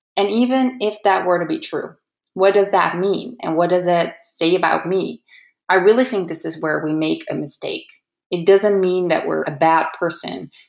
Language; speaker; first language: English; non-native, fluent; Dutch